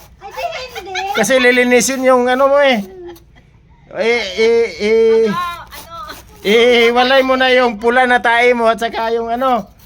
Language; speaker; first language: Filipino; non-native, local second language; Cebuano